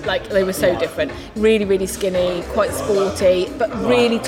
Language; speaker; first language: English; native; English